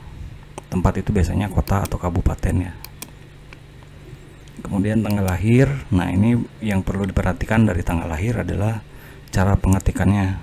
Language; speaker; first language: Indonesian; native; Indonesian